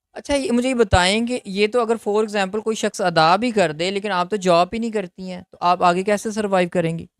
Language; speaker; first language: Urdu; native; Urdu